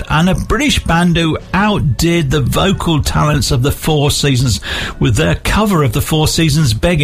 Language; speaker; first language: English; native; English